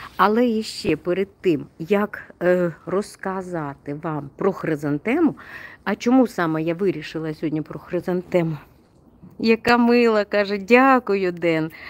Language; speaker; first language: Ukrainian; non-native, local second language; Russian